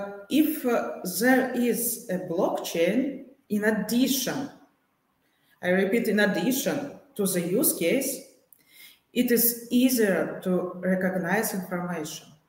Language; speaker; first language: English; non-native, fluent; Russian